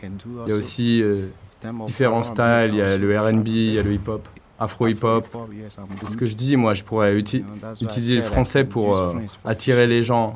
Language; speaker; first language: French; non-native, learner; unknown